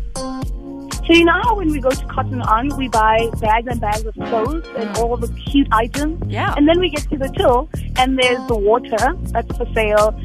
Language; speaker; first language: English; non-native, local second language; Zulu